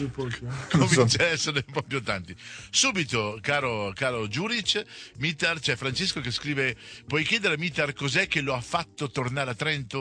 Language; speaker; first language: Italian; native; Italian